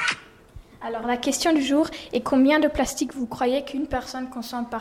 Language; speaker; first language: French; non-native, learner; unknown